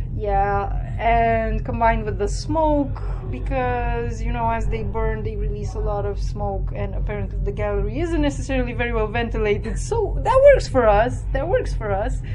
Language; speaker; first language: English; non-native, fluent; Romanian